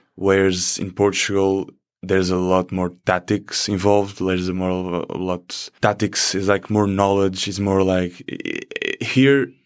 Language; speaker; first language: English; non-native, fluent; Portuguese